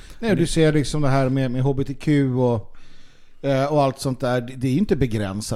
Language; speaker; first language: Swedish; native; Swedish